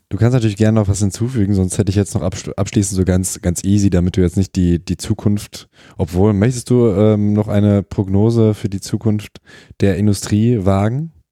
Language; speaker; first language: German; native; German